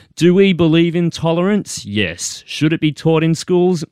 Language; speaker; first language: English; native; English